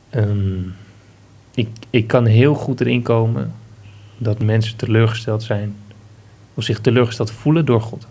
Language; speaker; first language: Dutch; native; Dutch